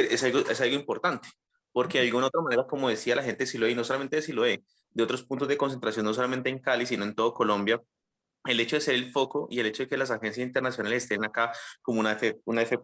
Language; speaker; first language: Spanish; native; Spanish